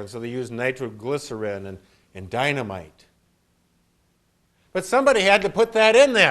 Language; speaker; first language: English; native; English